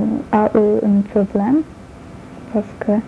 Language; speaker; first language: French; non-native, learner; Polish